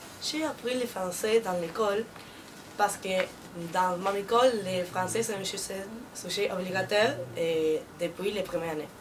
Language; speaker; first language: French; non-native, learner; Spanish